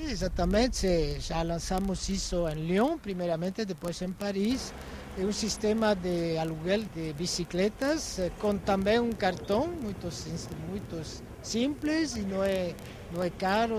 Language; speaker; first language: Portuguese; non-native, fluent; French